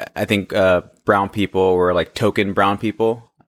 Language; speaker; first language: English; early bilingual, other home language; Hindi